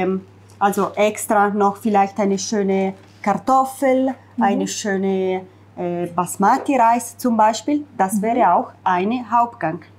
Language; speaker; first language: German; non-native, fluent; Italian